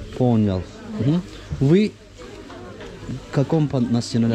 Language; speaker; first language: Russian; non-native, learner; Turkish